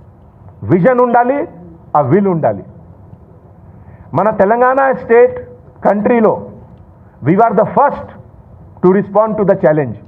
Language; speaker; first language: Telugu; non-native, local second language; Hindi